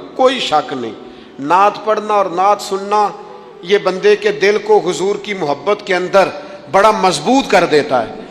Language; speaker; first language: Urdu; non-native, local second language; Punjabi